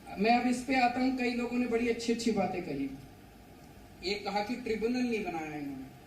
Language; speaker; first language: Hindi; native; Hindi